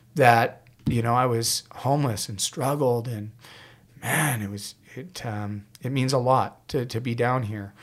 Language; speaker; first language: English; native; English